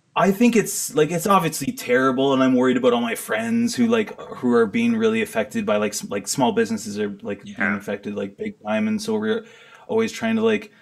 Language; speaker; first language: English; native; English